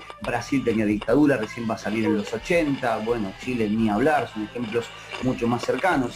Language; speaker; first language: Spanish; native; Spanish